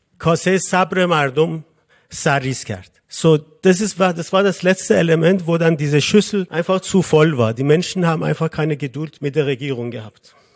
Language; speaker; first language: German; non-native, fluent; Persian